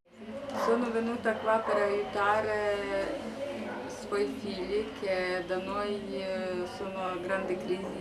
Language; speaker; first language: Italian; non-native, learner; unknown